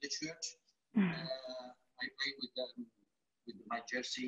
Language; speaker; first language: English; non-native, learner; Italian